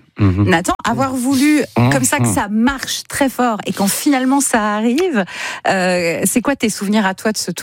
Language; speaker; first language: French; native; French